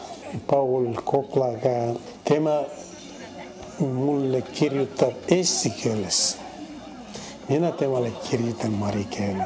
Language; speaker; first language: Estonian; non-native, fluent; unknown